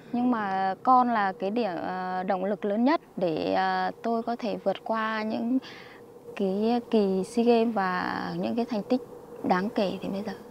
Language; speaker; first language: Vietnamese; non-native, local second language; Muong